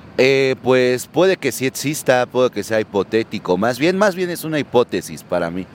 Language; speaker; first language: Spanish; native; Spanish